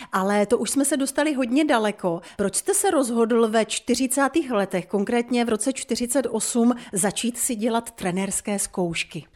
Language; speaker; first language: Czech; native; Czech